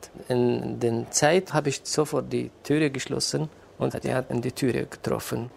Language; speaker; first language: German; non-native, fluent; Kurdish